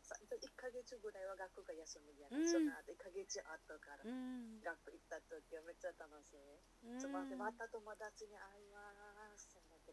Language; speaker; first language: Japanese; non-native, learner; Nepali